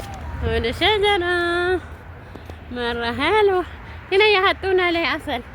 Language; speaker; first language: Arabic; non-native, learner; Amharic